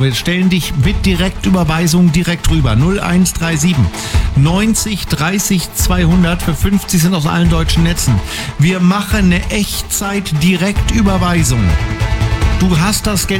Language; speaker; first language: German; native; German